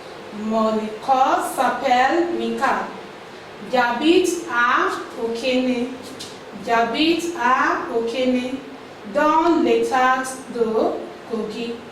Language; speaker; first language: French; non-native, fluent; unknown